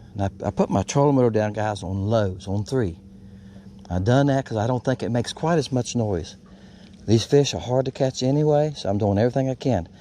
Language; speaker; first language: English; native; English